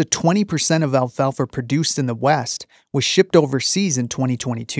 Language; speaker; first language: English; native; English